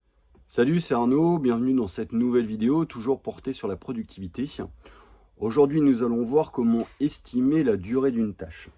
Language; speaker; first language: French; native; French